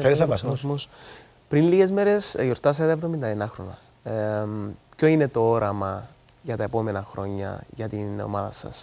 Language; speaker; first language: Greek; native; Greek